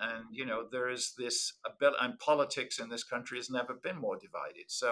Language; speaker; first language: English; native; English